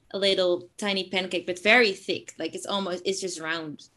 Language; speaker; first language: English; non-native, fluent; Dutch